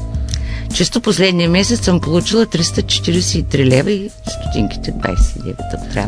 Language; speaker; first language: Bulgarian; native; Bulgarian